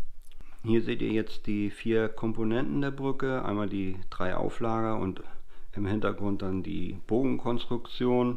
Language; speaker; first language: German; native; German